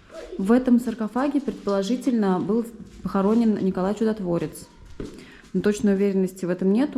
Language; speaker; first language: Russian; native; Russian